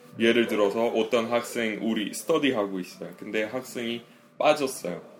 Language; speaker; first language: Korean; non-native, fluent; English